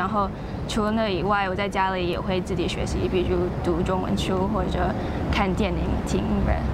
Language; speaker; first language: Chinese; early bilingual, heritage; Chinese